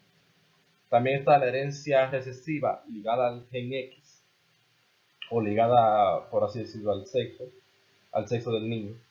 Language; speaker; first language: Spanish; native; Spanish